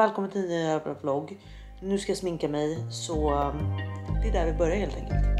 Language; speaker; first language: Swedish; native; Swedish